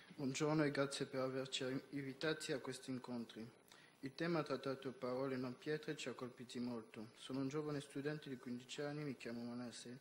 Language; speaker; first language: Italian; non-native, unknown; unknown